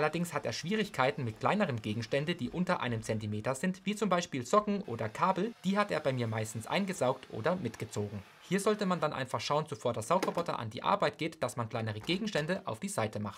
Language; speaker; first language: German; native; German